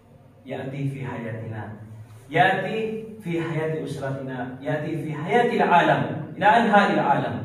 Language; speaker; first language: Arabic; non-native, fluent; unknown